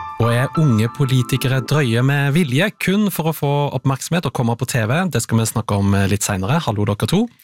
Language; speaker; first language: Norwegian; native; Norwegian